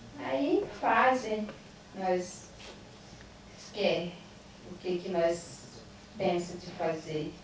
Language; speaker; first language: Portuguese; non-native, learner; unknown